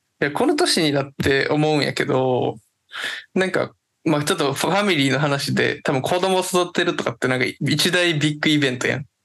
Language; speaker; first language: Japanese; native; Japanese